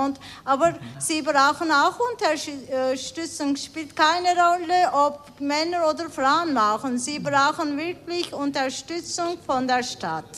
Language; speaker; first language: German; non-native, learner; Turkish